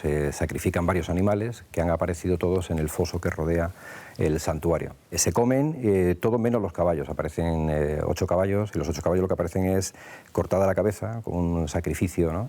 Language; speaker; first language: Spanish; native; Spanish